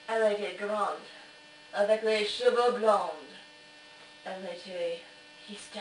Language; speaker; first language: French; non-native, learner; English